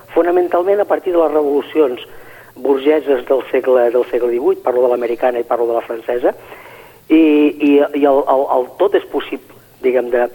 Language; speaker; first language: Catalan; native; Catalan